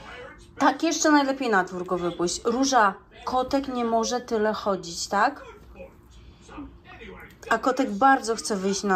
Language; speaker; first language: Polish; native; Polish